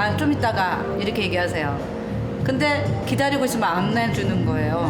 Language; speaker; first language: Korean; native; Korean